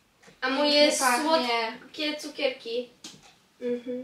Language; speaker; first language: Polish; early bilingual, heritage; Polish